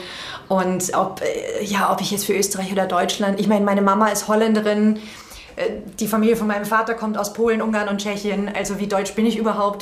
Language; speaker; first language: German; native; German